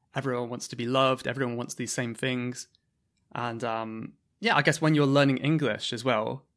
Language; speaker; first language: English; native; English